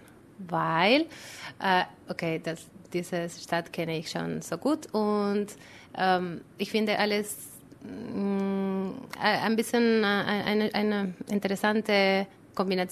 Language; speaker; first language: German; non-native, fluent; Spanish